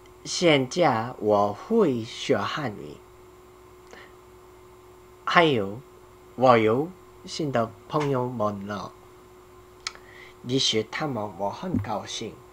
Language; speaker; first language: Chinese; non-native, learner; Korean